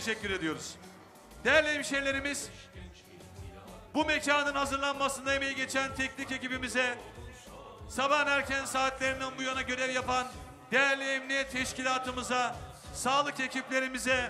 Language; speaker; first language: Turkish; native; Turkish